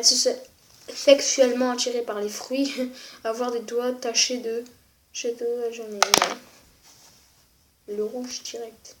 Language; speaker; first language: French; native; French